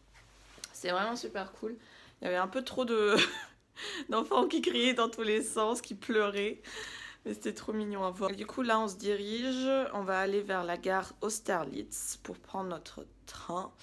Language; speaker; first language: French; early bilingual, other home language; Russian